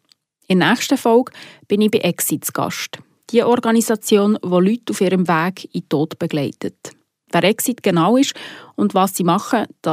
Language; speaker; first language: German; native; German